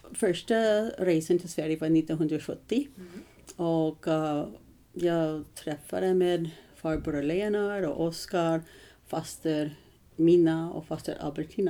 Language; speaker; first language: Swedish; non-native, learner; English